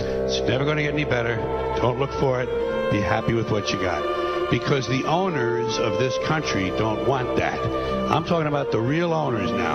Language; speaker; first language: English; native; English